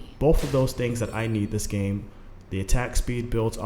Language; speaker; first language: English; native; English